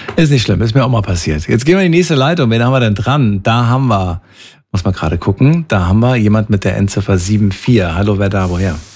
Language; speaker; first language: German; native; German